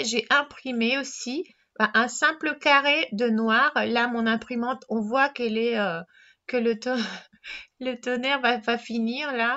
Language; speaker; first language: French; non-native, fluent; Spanish